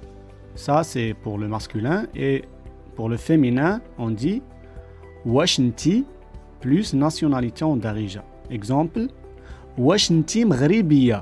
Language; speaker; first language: French; non-native, local second language; Arabic